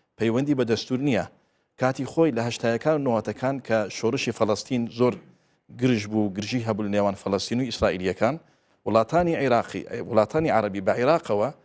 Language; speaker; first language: Central Kurdish; non-native, local second language; Turkish